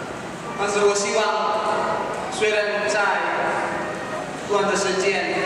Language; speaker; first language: Chinese; non-native, fluent; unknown